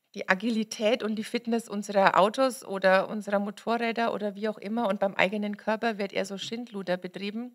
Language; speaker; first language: German; native; German